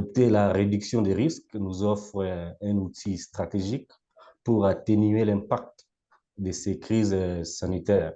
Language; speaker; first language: French; non-native, local second language; Lingala